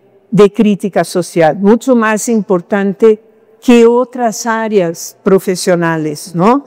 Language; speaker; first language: Spanish; non-native, fluent; Portuguese